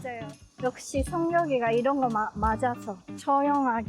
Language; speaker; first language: Korean; non-native, fluent; Japanese